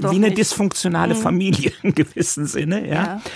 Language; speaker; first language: German; non-native, local second language; Yiddish